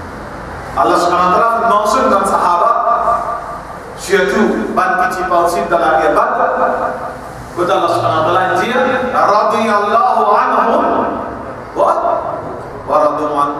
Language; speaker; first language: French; non-native, local second language; Morisyen